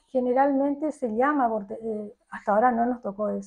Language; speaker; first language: Spanish; native; Spanish